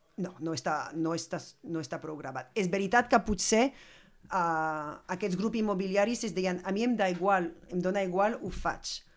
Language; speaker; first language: Catalan; non-native, fluent; French